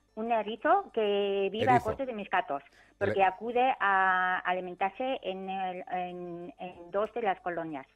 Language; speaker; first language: Spanish; non-native, fluent; German